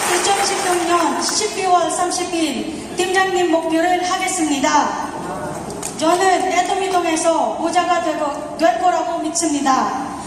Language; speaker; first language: Korean; non-native, learner; Filipino